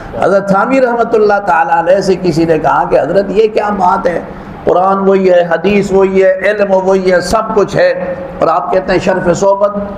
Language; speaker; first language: Urdu; non-native, local second language; Punjabi